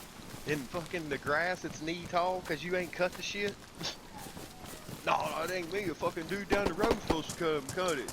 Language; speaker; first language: English; native; English